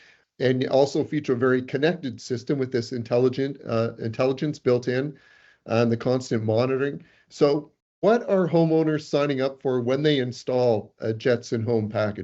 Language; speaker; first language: English; native; English